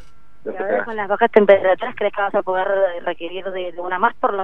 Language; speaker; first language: Spanish; native; Spanish